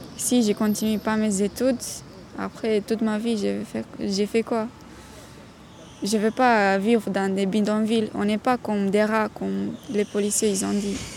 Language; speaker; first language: French; non-native, learner; Romanian